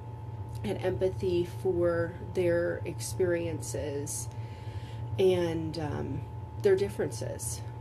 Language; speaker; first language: English; native; English